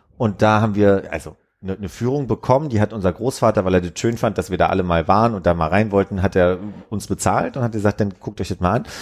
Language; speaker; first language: German; native; German